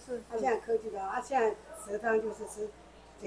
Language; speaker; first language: Chinese; native; Chinese